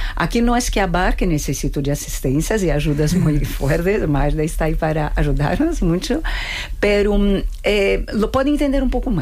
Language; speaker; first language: Spanish; non-native, fluent; Portuguese